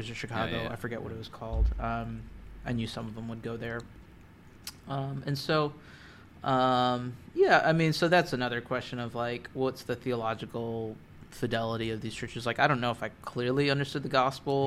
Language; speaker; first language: English; native; English